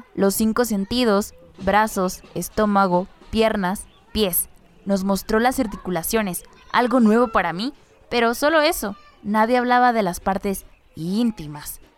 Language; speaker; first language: Spanish; non-native, local second language; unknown